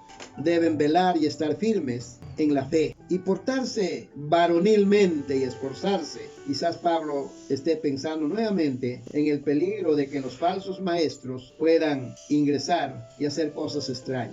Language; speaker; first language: Spanish; native; Spanish